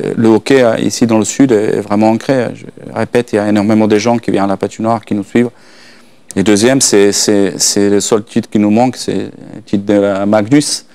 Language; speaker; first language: French; non-native, fluent; Slovak